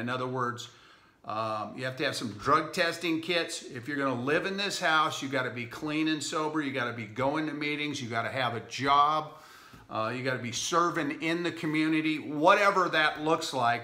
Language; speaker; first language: English; native; English